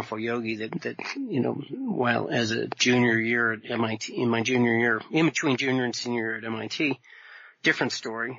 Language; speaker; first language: English; native; English